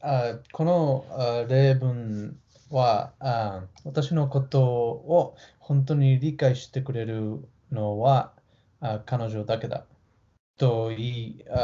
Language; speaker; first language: Japanese; non-native, learner; English